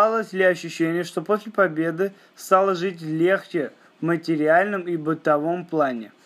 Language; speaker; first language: Russian; native; Russian